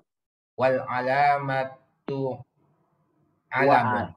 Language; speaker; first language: Arabic; non-native, learner; Indonesian